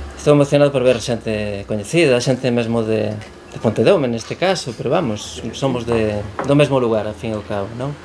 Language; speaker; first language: Galician; native; Galician